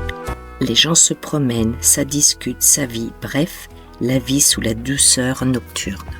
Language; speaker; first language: French; native; French